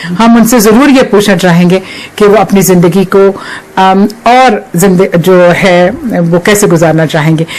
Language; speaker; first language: Urdu; native; Urdu